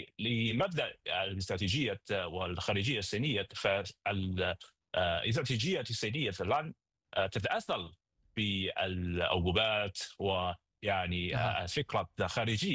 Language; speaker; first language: Arabic; non-native, fluent; Chinese